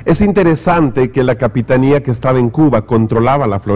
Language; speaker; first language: Spanish; native; Spanish